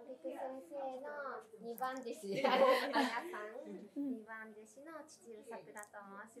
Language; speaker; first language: Japanese; native; Japanese